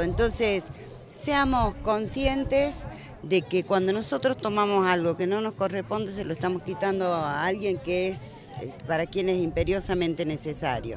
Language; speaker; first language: Spanish; native; Spanish